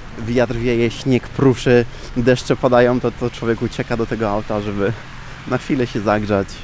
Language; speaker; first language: Polish; early bilingual, heritage; Polish